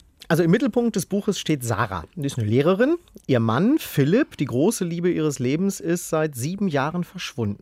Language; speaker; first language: German; native; German